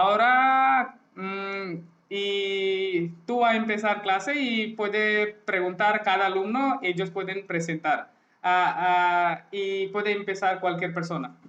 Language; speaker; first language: Spanish; non-native, learner; Hindi